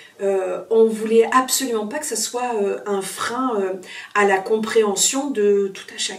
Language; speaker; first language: French; native; French